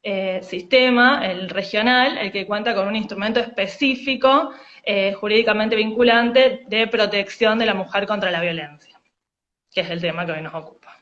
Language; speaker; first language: Spanish; native; Spanish